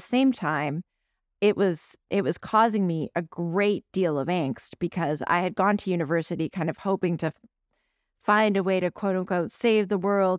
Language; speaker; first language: English; native; English